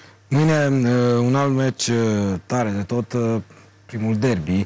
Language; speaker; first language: Romanian; native; Romanian